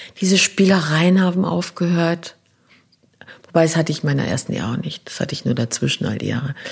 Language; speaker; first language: German; non-native, local second language; French